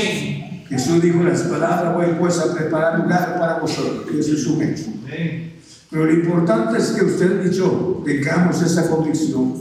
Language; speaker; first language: Spanish; native; Spanish